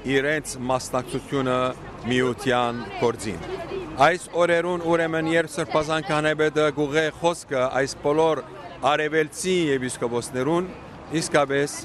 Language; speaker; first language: Armenian; early bilingual, heritage; Armenian